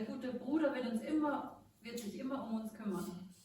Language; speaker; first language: German; native; German